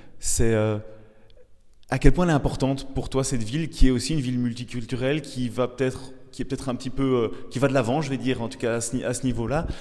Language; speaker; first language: French; native; French